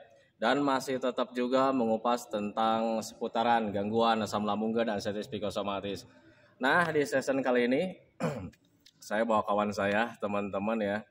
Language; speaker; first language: Indonesian; native; Indonesian